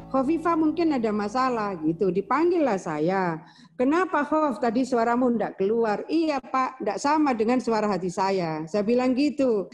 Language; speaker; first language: Indonesian; native; Indonesian